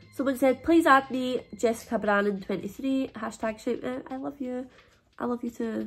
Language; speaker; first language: English; native; English